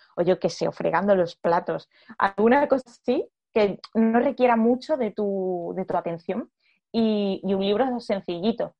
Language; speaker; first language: Spanish; native; Spanish